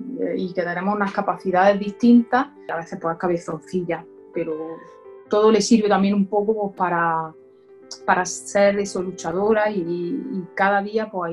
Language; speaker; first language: Spanish; native; Spanish